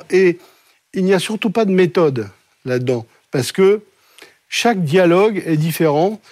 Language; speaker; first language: French; native; French